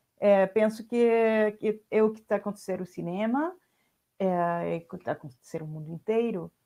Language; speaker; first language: Portuguese; non-native, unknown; Spanish